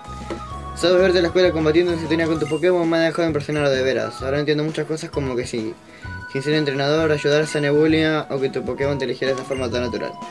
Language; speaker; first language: Spanish; native; Spanish